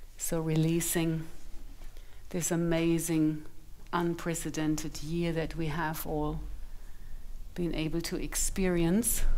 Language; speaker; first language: English; non-native, fluent; German